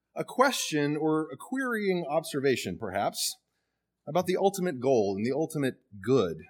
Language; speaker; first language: English; native; English